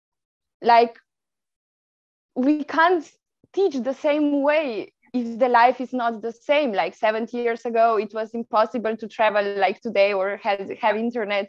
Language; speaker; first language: English; non-native, fluent; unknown